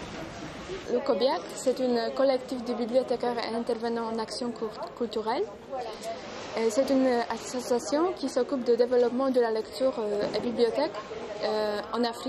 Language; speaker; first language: French; non-native, fluent; Polish